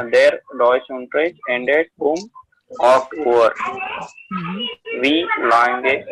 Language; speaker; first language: German; non-native, learner; Kannada